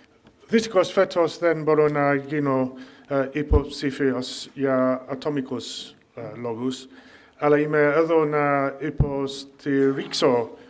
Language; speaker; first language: Greek; non-native, fluent; English